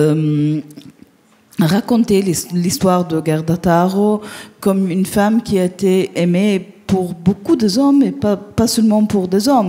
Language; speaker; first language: French; non-native, fluent; Italian